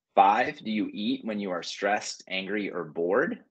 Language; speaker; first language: English; native; English